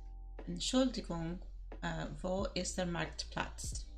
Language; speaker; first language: German; non-native, learner; Spanish